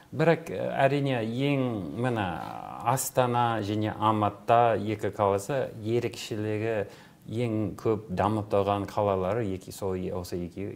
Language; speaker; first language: Kazakh; non-native, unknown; English